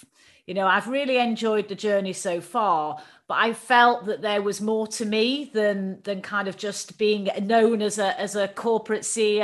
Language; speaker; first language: English; native; English